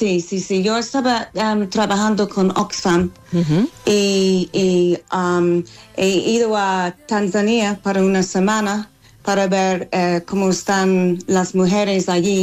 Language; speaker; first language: Spanish; non-native, fluent; English